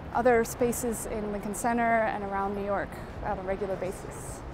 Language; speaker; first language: English; native; English